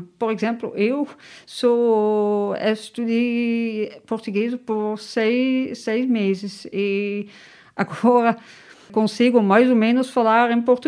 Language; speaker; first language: Portuguese; non-native, learner; Dutch